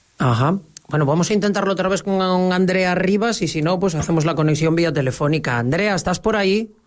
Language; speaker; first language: Spanish; native; Spanish